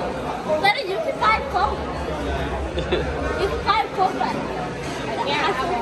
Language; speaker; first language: Spanish; early bilingual, heritage; Spanish